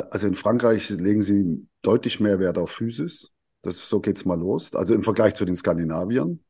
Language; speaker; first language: German; native; German